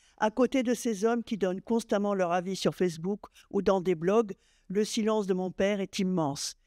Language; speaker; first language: French; native; French